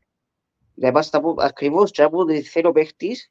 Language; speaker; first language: Greek; early bilingual, heritage; Greek